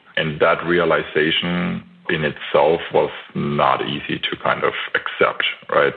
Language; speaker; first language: English; non-native, fluent; German